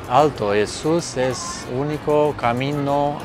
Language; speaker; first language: Spanish; non-native, learner; Romanian